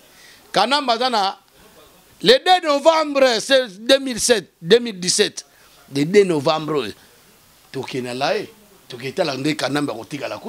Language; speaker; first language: French; non-native, local second language; Lingala